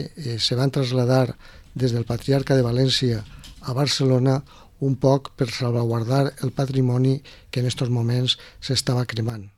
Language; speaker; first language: Catalan; native; Catalan